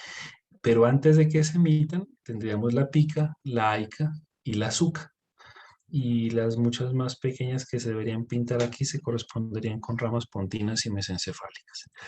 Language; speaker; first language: Spanish; native; Spanish